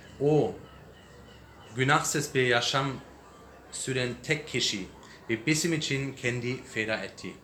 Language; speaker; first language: Turkish; non-native, learner; English